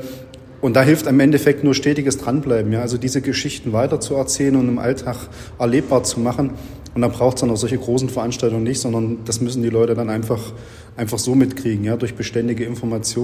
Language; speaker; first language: German; native; German